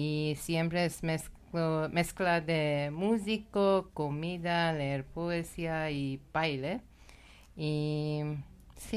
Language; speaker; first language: Spanish; non-native, learner; Persian